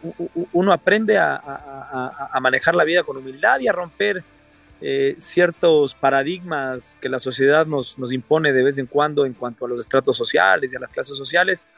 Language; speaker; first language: Spanish; native; Spanish